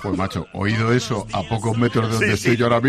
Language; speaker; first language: Spanish; native; Spanish